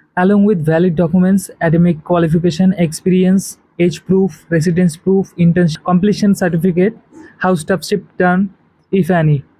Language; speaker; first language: English; non-native, local second language; Bangla